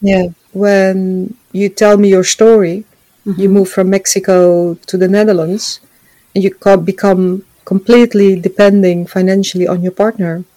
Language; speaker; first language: English; non-native, fluent; Dutch